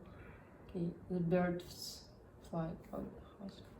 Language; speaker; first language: English; non-native, learner; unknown